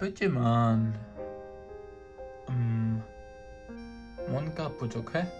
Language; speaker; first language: Korean; non-native, learner; Polish